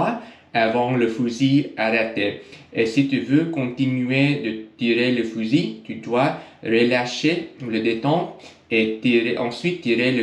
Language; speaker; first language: French; non-native, learner; English